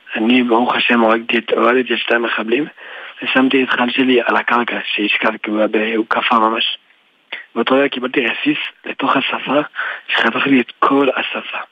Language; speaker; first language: Hebrew; early bilingual, other home language; French